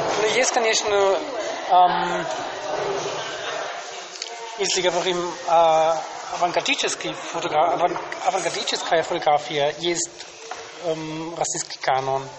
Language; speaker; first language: Russian; non-native, learner; German